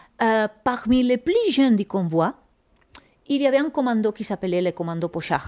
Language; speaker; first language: French; non-native, fluent; Spanish